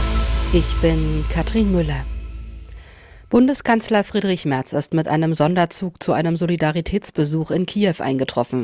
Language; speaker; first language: German; native; German